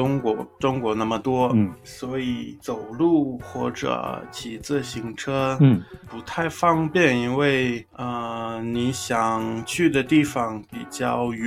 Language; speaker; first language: Chinese; non-native, fluent; English